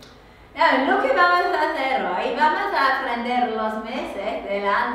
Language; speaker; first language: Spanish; non-native, learner; English